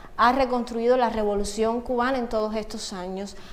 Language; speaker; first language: Spanish; native; Spanish